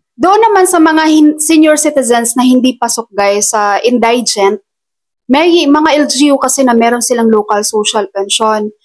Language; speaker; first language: Filipino; non-native, local second language; Cebuano